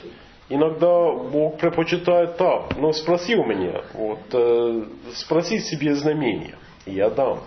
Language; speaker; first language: Russian; non-native, fluent; English